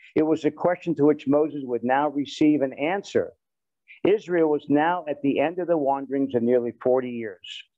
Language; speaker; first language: English; native; English